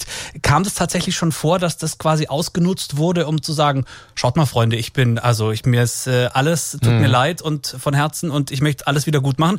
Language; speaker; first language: German; native; German